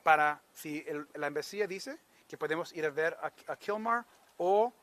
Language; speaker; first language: Spanish; early bilingual, heritage; Spanish